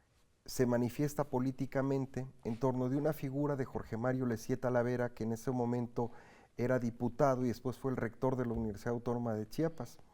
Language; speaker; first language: Spanish; native; Spanish